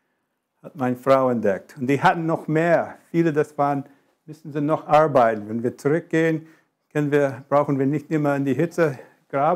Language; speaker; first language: German; non-native, fluent; English